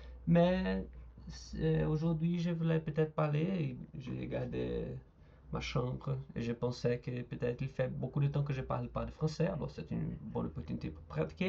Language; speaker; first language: French; non-native, learner; Portuguese